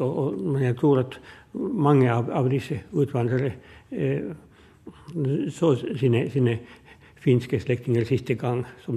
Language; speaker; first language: Norwegian; non-native, fluent; Finnish